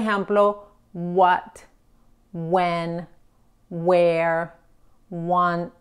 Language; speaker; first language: Spanish; non-native, fluent; English